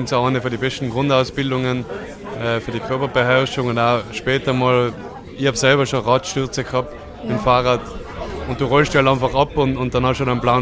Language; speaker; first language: German; native; German